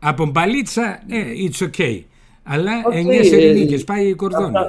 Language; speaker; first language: Greek; native; Greek